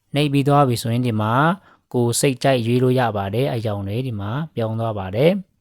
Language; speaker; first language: Burmese; non-native, local second language; Pa'o Karen